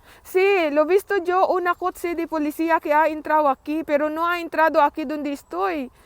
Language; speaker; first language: Spanish; non-native, learner; Filipino